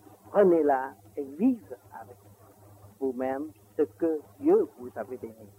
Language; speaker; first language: French; non-native, learner; Vietnamese